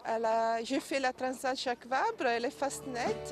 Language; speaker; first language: French; non-native, learner; Italian